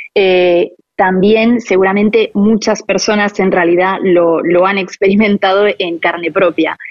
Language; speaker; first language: Spanish; non-native, fluent; French